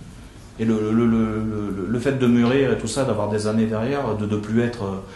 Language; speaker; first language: French; native; French